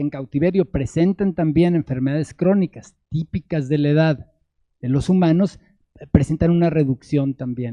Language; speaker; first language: Spanish; native; Spanish